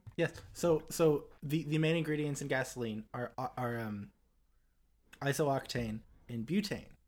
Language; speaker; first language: English; native; English